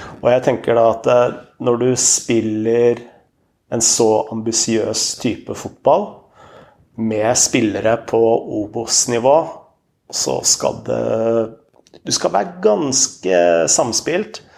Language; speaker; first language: Norwegian; native; Norwegian